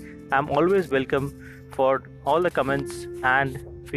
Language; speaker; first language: English; non-native, local second language; Hindi